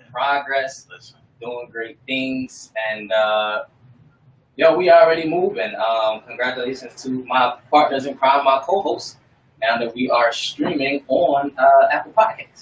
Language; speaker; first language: English; native; English